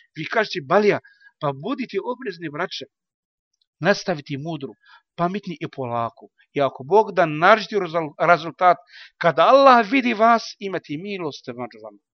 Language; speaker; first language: Bosnian; non-native, learner; Arabic